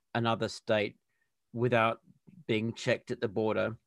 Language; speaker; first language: English; native; English